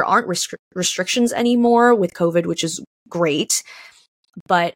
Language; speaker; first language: English; early bilingual, other home language; Chinese